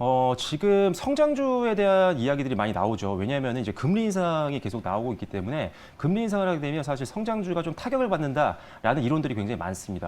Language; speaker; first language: Korean; native; Korean